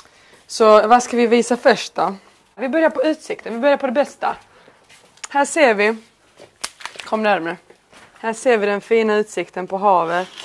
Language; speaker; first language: Swedish; native; Swedish